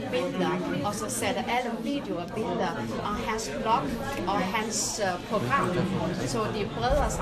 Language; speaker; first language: Danish; non-native, fluent; Chinese